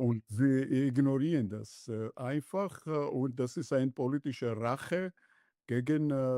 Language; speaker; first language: German; non-native, learner; Georgian